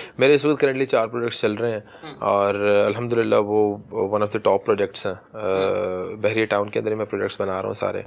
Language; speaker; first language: Urdu; early bilingual, heritage; Urdu